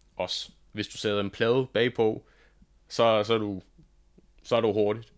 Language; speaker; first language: Danish; non-native, fluent; English